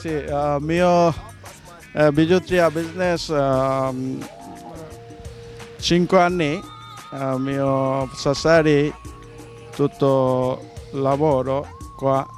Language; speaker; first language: Italian; non-native, learner; Bangla